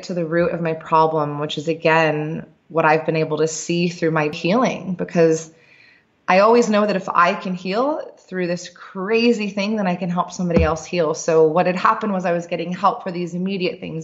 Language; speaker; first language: English; native; English